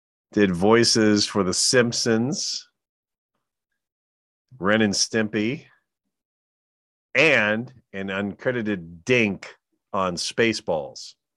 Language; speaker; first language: English; native; English